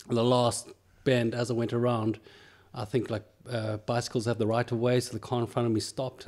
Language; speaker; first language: English; native; English